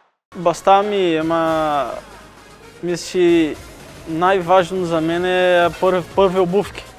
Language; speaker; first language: Bulgarian; non-native, learner; Portuguese